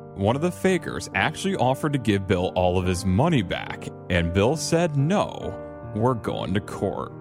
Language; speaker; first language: English; native; English